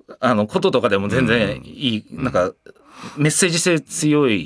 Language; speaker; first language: Japanese; native; Japanese